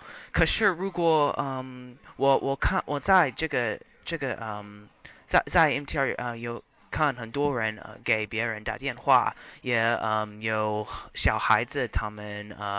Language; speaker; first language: Chinese; non-native, learner; English